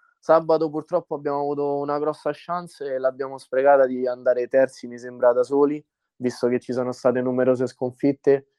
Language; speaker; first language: Italian; native; Italian